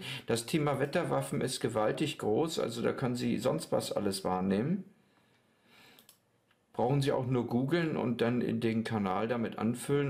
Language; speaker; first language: German; native; German